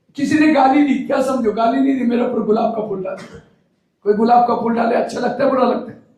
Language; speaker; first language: Hindi; non-native, local second language; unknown